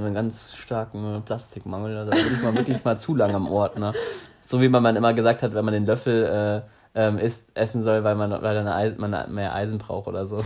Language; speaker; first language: German; native; German